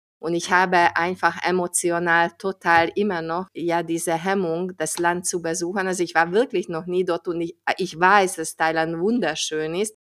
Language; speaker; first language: German; non-native, fluent; Hungarian